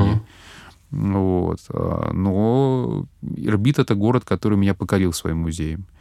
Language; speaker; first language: Russian; native; Russian